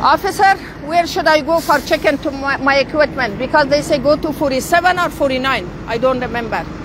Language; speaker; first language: English; non-native, learner; Persian